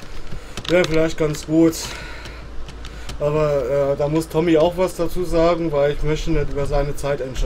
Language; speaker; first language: German; native; German